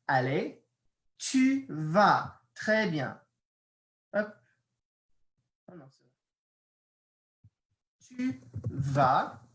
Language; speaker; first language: French; non-native, fluent; English